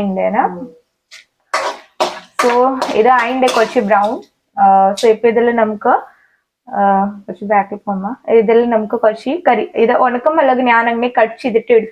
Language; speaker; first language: Malayalam; non-native, learner; Hindi